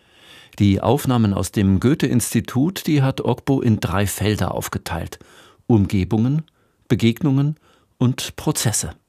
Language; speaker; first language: German; native; German